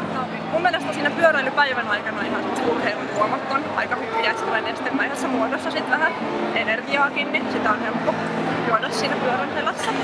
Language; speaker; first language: Finnish; native; Finnish